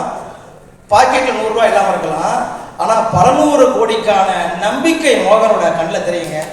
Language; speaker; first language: Tamil; native; Tamil